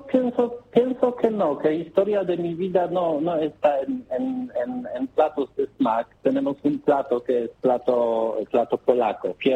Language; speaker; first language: Spanish; non-native, learner; Polish